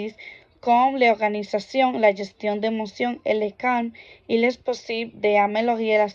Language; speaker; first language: French; non-native, learner; Spanish